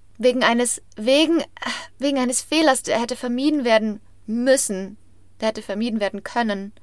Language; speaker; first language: German; native; German